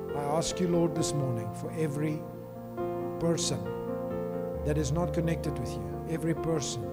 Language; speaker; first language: English; non-native, local second language; Afrikaans